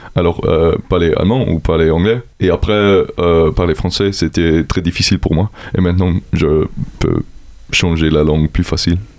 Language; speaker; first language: French; non-native, learner; German